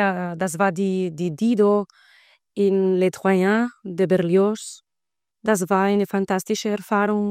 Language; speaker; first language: German; non-native, fluent; Spanish